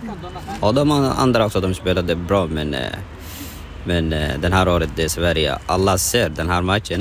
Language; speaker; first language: Swedish; non-native, learner; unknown